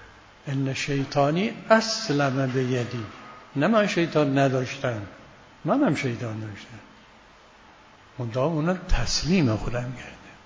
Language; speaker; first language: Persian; native; Persian